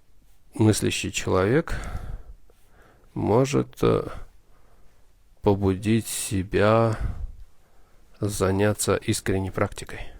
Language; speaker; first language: Russian; native; Russian